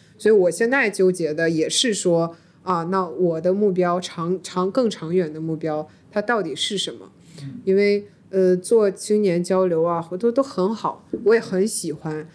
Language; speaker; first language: Chinese; early bilingual, heritage; Chinese